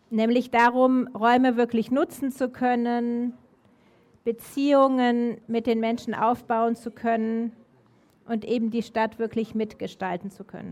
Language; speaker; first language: German; native; German